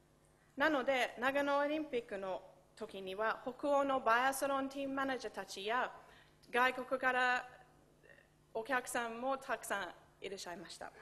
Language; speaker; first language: Japanese; non-native, fluent; English